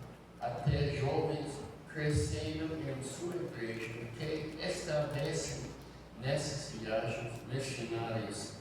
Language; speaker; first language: Portuguese; non-native, fluent; English